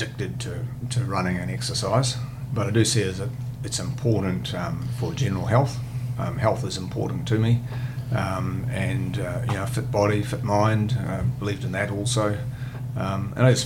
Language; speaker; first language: English; native; English